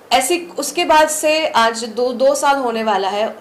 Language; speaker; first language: Hindi; native; Hindi